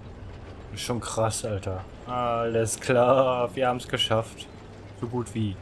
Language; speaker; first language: German; native; German